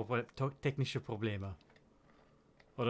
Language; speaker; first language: German; non-native, learner; English